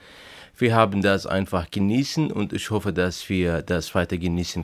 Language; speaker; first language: German; non-native, fluent; Arabic